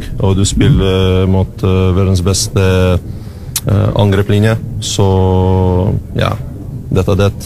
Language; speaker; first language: Norwegian; non-native, learner; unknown